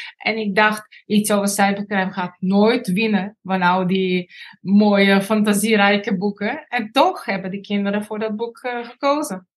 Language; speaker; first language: Dutch; non-native, fluent; Bulgarian